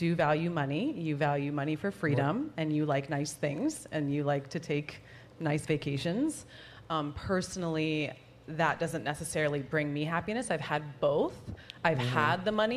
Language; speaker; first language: English; native; English